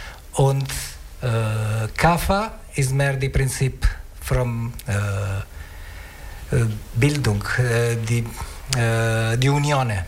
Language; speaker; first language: German; non-native, learner; Italian